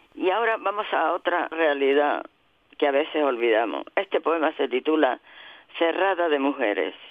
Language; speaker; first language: Spanish; native; Spanish